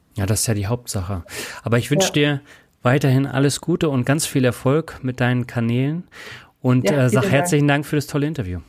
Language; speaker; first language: German; native; German